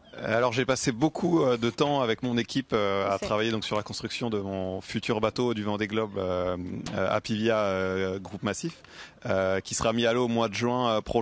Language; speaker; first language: French; native; French